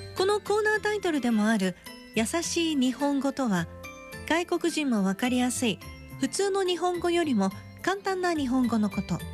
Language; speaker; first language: Japanese; native; Japanese